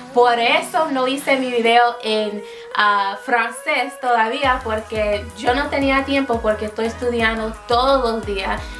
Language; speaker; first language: Spanish; non-native, fluent; English